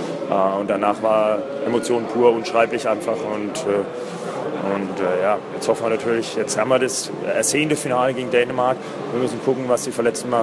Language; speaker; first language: German; native; German